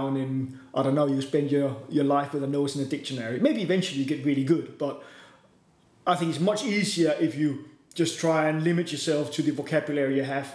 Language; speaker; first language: English; non-native, fluent; Danish